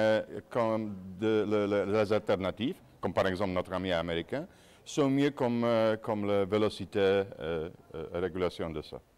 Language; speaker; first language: French; non-native, fluent; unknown